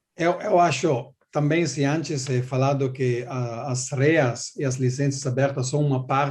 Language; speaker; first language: Portuguese; non-native, learner; Italian